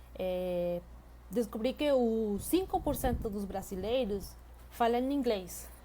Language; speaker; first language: Portuguese; non-native, fluent; Spanish